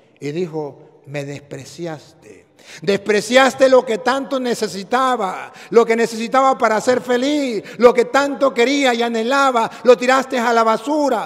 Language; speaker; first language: Spanish; native; Spanish